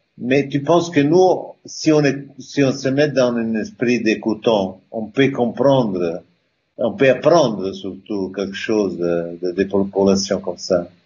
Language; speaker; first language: French; non-native, fluent; Italian